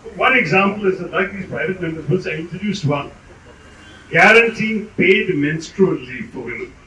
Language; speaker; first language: English; non-native, local second language; Malayalam